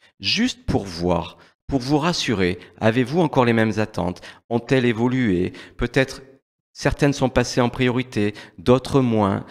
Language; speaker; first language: French; native; French